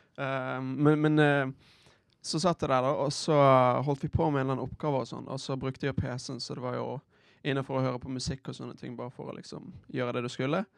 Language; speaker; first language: Norwegian; native; Norwegian